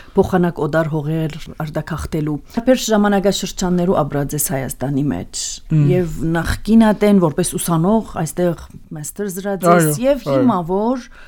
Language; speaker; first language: Armenian; early bilingual, heritage; Armenian